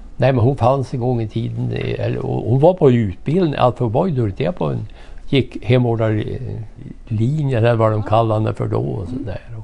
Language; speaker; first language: Swedish; native; Swedish